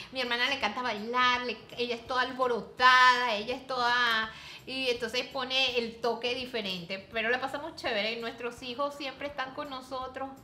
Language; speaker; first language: Spanish; native; Spanish